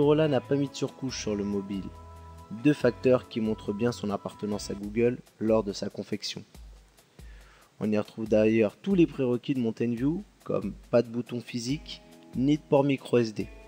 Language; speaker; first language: French; native; French